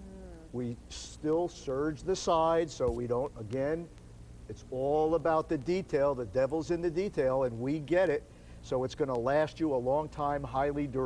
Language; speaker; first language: English; native; English